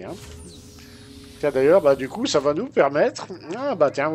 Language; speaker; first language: French; native; French